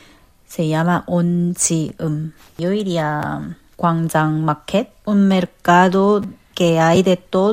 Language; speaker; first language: Spanish; non-native, fluent; Korean